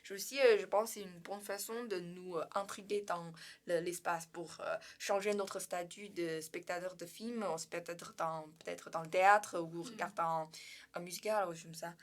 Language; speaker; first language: French; non-native, learner; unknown